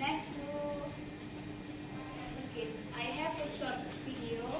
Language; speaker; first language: English; non-native, learner; Indonesian